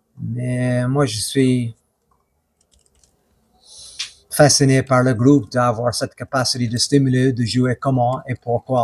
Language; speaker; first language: French; non-native, fluent; English